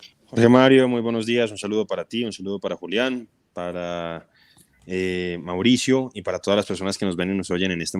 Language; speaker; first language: Spanish; native; Spanish